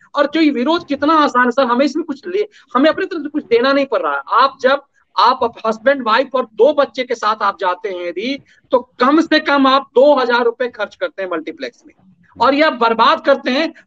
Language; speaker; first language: Hindi; native; Hindi